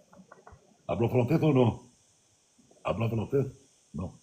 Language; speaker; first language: Spanish; non-native, learner; Arabic